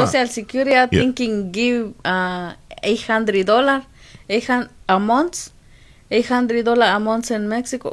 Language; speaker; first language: English; non-native, learner; Spanish